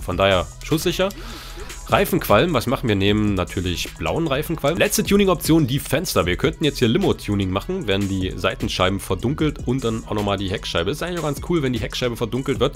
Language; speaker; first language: German; native; German